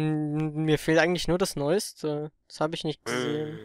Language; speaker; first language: German; native; German